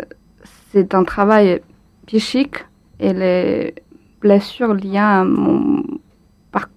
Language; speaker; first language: French; non-native, fluent; Chinese